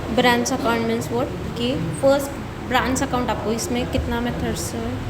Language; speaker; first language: Hindi; non-native, local second language; Marathi